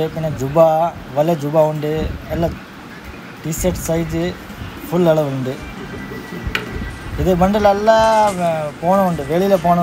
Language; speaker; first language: Malayalam; non-native, local second language; Hindi